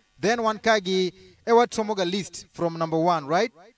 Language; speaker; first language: English; non-native, local second language; Luo (Kenya and Tanzania)